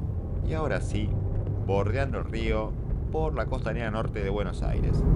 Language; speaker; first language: Spanish; native; Spanish